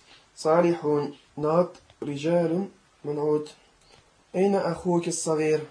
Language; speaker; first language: Arabic; non-native, learner; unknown